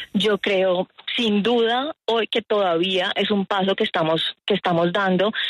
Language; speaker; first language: Spanish; native; Spanish